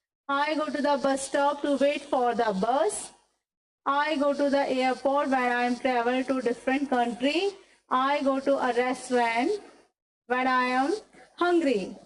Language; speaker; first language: English; non-native, local second language; Hindi